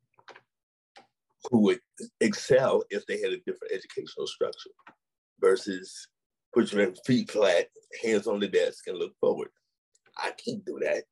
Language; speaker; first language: English; native; English